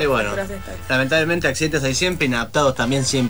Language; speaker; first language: Spanish; native; Spanish